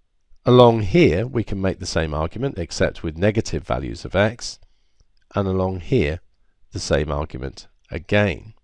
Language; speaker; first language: English; native; English